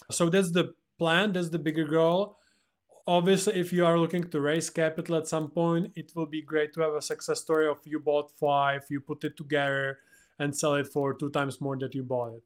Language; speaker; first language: English; non-native, fluent; Czech